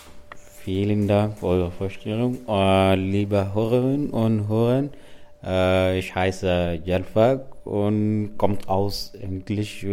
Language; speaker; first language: German; non-native, learner; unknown